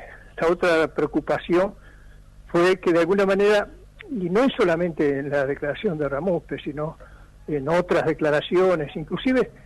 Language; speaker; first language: Spanish; native; Spanish